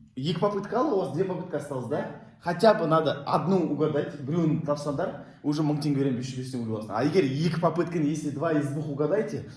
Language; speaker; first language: Russian; non-native, local second language; Kazakh